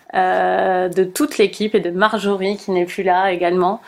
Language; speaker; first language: French; native; French